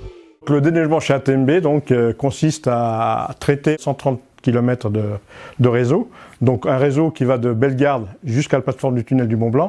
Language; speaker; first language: French; native; French